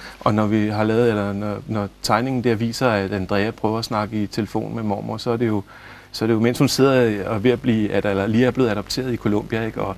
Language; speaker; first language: Danish; native; Danish